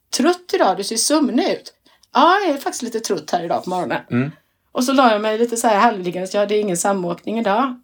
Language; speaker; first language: Swedish; native; Swedish